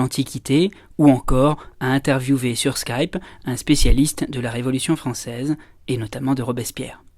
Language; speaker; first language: French; native; French